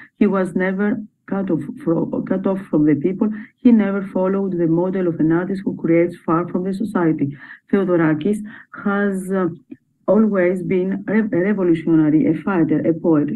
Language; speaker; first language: English; non-native, fluent; Greek